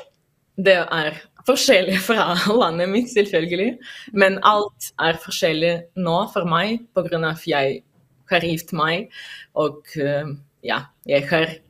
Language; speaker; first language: Norwegian; non-native, learner; Russian